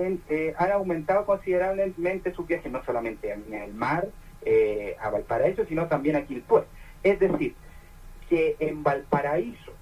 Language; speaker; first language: Spanish; native; Spanish